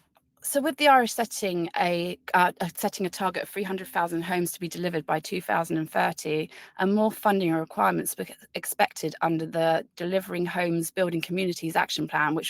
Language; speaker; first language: English; native; English